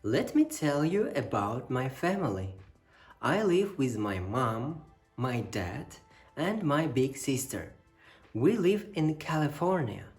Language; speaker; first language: English; non-native, fluent; Kazakh